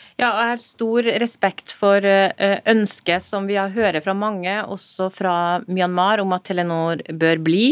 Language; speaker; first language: Norwegian; native; Norwegian